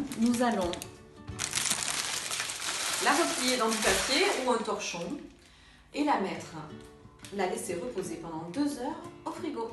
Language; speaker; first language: French; native; French